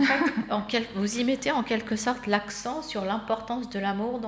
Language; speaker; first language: French; native; French